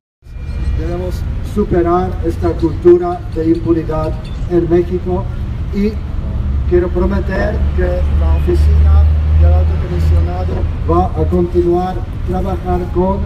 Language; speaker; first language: Spanish; non-native, fluent; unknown